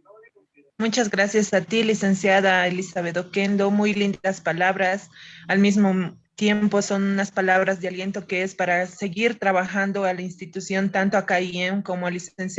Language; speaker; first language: Spanish; native; Spanish